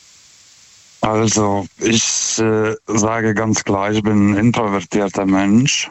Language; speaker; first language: German; non-native, fluent; Lithuanian